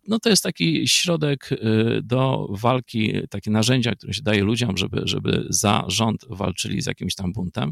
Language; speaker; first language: Polish; native; Polish